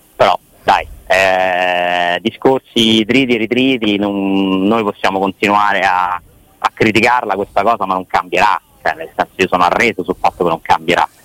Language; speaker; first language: Italian; native; Italian